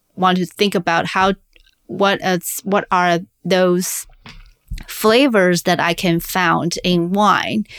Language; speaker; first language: English; non-native, fluent; Chinese